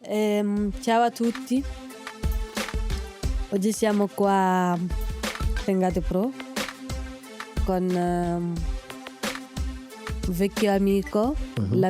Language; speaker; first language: Italian; non-native, fluent; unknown